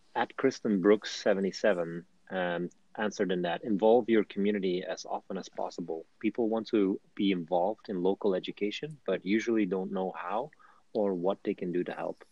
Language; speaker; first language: English; non-native, fluent; Dutch